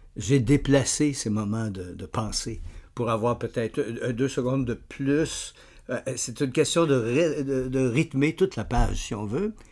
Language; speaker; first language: French; native; French